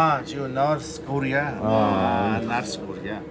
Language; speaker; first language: Korean; non-native, fluent; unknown